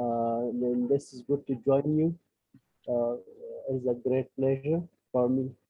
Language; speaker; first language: English; non-native, fluent; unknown